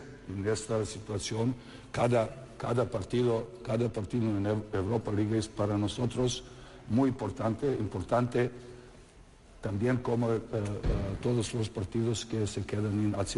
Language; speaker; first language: Spanish; non-native, fluent; Serbian